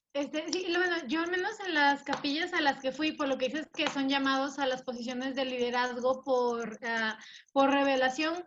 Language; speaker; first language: Spanish; native; Spanish